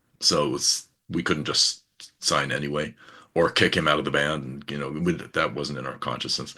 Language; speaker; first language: English; native; English